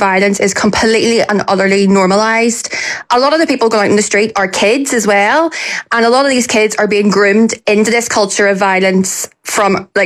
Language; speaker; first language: English; native; English